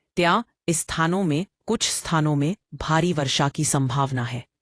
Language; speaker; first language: Hindi; non-native, local second language; Gujarati